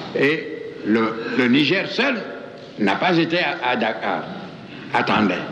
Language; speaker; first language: French; non-native, local second language; Baoulé